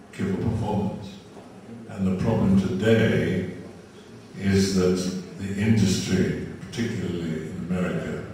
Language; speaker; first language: English; native; English